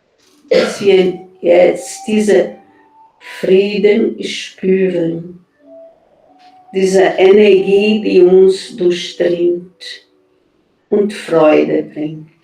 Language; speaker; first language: German; non-native, fluent; Portuguese